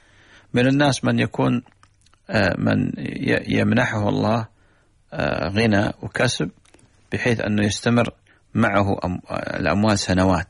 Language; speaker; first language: Arabic; native; Arabic